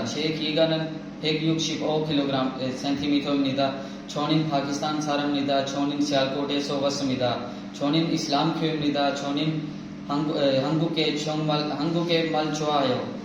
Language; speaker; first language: Korean; non-native, learner; Urdu